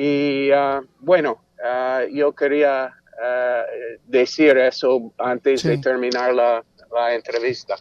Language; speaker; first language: Spanish; non-native, fluent; English